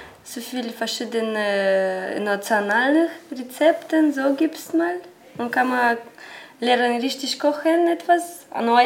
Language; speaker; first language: German; non-native, learner; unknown